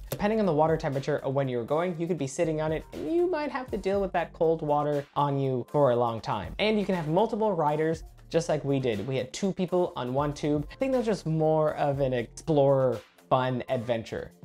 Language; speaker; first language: English; native; English